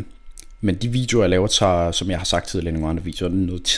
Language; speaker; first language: Danish; native; Danish